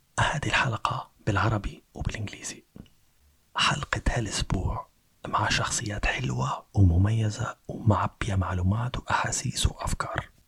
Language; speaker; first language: Arabic; native; Arabic